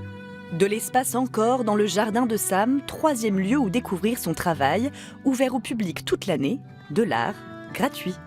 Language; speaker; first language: French; native; French